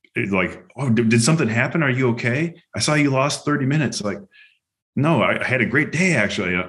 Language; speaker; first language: English; native; English